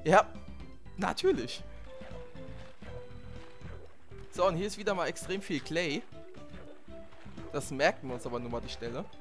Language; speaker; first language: German; native; German